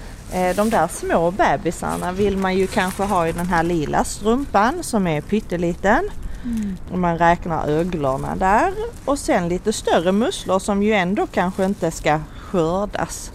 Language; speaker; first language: Swedish; native; Swedish